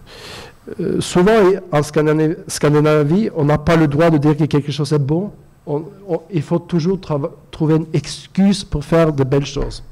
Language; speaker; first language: French; non-native, fluent; Norwegian